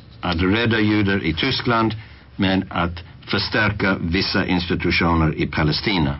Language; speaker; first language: Swedish; non-native, fluent; English